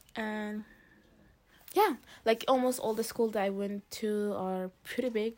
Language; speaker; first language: English; early bilingual, other home language; Arabic